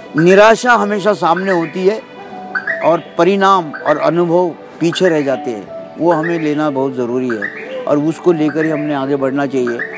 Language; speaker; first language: Hindi; non-native, local second language; Marathi